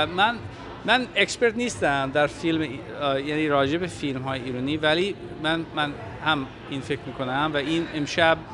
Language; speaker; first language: Persian; non-native, fluent; English